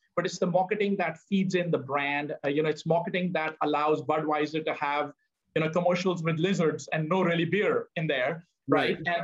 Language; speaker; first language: English; non-native, local second language; Punjabi